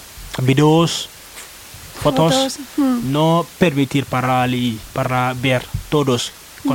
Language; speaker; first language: Spanish; non-native, learner; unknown